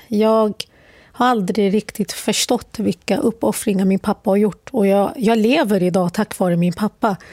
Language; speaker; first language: Swedish; early bilingual, other home language; Arabic